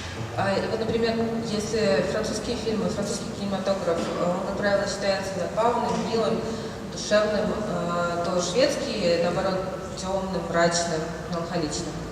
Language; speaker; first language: Russian; native; Russian